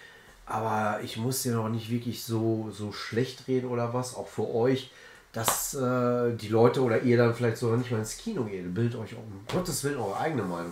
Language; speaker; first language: German; native; German